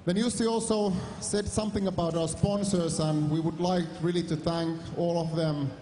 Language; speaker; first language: English; non-native, fluent; Finnish